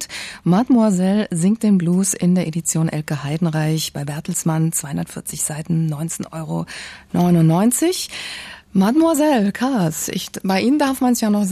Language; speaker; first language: German; native; German